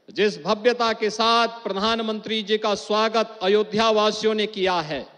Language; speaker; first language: Hindi; native; Hindi